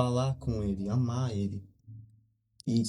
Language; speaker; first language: Portuguese; early bilingual, heritage; Portuguese